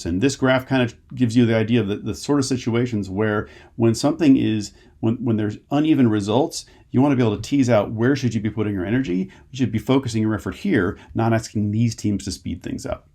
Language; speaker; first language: English; native; English